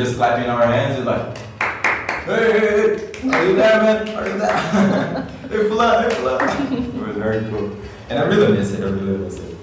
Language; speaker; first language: English; non-native, fluent; Portuguese